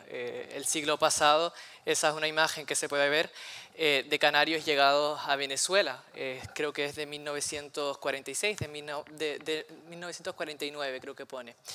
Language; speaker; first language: Spanish; native; Spanish